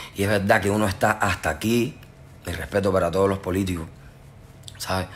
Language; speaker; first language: Spanish; native; Spanish